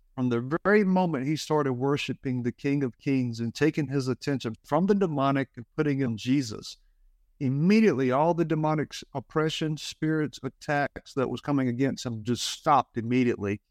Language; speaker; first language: English; native; English